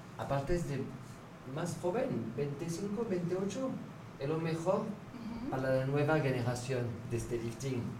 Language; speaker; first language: Spanish; non-native, learner; French